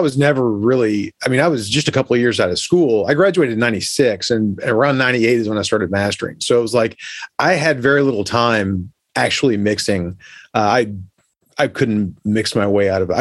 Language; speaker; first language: English; native; English